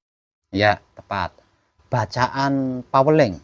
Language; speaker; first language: Indonesian; non-native, local second language; Javanese